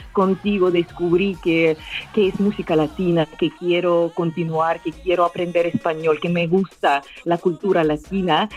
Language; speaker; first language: Spanish; non-native, fluent; Russian